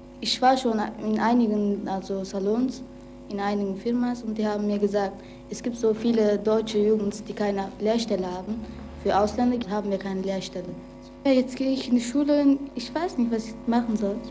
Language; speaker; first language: German; non-native, learner; Turkish